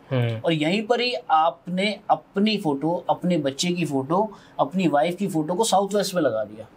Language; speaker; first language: Hindi; native; Hindi